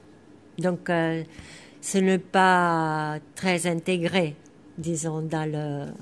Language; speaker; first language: French; non-native, fluent; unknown